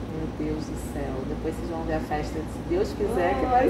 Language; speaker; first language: Portuguese; native; Portuguese